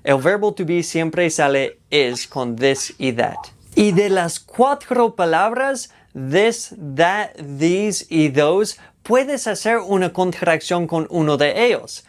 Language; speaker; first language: Spanish; non-native, fluent; English